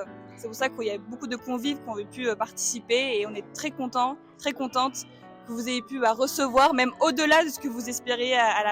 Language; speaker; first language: French; native; French